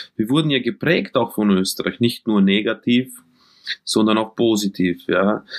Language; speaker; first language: German; early bilingual, other home language; Croatian